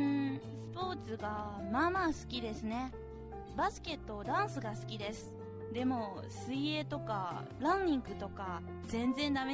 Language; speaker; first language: Japanese; non-native, fluent; Chinese